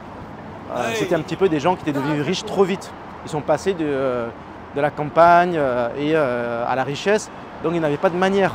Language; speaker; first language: French; native; French